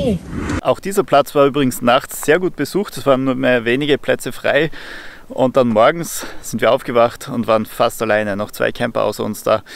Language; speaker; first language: German; native; German